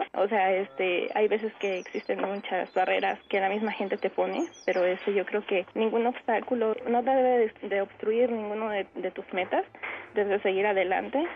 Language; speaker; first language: Spanish; native; Spanish